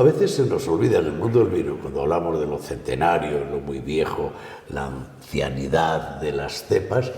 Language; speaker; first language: Spanish; native; Spanish